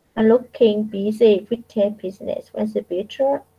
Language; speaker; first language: English; non-native, fluent; Vietnamese